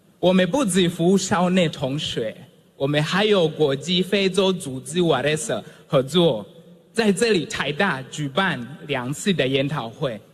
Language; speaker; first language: Chinese; non-native, fluent; Swahili